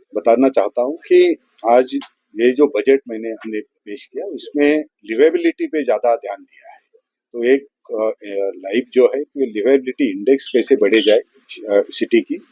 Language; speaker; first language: Hindi; non-native, local second language; Marathi